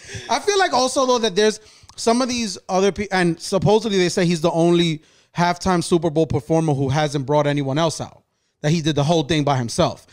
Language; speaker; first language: English; early bilingual, other home language; Spanish